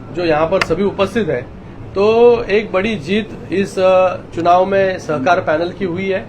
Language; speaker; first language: Hindi; non-native, local second language; Marathi